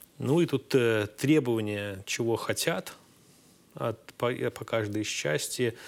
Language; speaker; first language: Russian; native; Russian